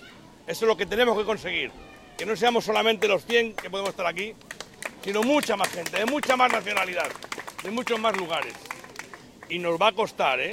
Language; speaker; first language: Spanish; native; Spanish